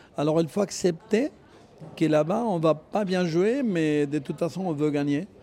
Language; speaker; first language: French; non-native, fluent; Spanish